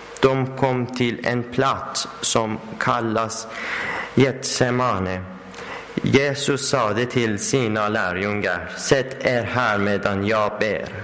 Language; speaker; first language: Swedish; non-native, learner; Persian